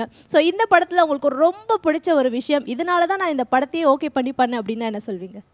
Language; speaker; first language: Tamil; native; Tamil